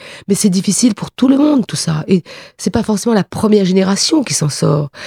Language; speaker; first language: French; non-native, local second language; Réunion Creole French